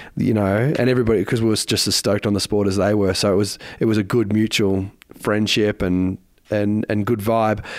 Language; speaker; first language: English; native; English